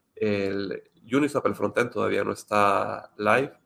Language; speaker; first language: Spanish; native; Spanish